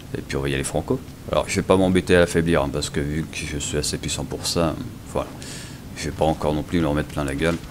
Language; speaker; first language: French; native; French